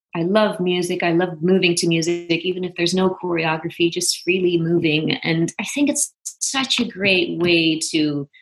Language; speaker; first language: English; non-native, fluent; Dutch